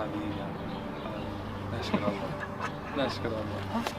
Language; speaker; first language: Arabic; non-native, fluent; English